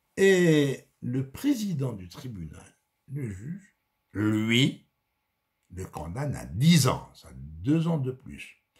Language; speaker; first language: French; non-native, local second language; Arabic